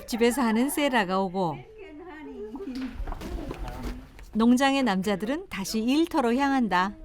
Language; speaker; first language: Korean; native; Korean